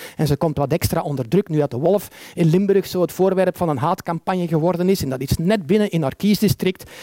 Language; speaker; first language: Dutch; native; Dutch